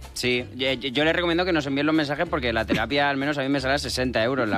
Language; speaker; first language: Spanish; native; Spanish